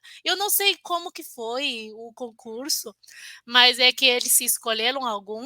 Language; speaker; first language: Portuguese; non-native, fluent; Chinese